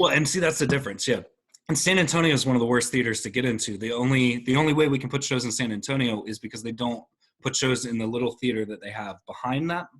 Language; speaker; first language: English; native; English